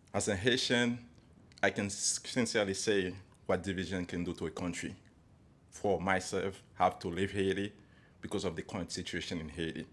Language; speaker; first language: English; non-native, fluent; Haitian Creole